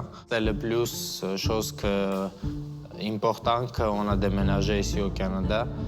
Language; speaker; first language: French; non-native, learner; Armenian